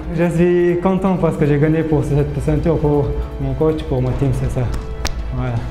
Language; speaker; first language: French; non-native, learner; Chechen